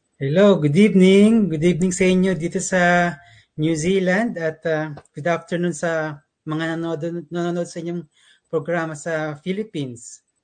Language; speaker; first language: Filipino; native; Filipino